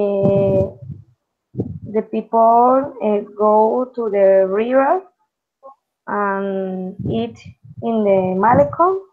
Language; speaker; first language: English; non-native, learner; Spanish